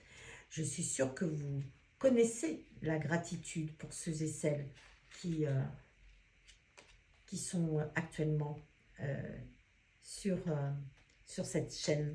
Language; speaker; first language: French; native; French